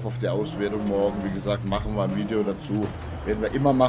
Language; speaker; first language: German; native; German